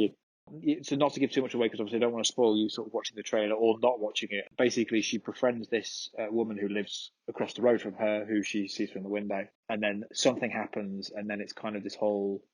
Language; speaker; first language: English; native; English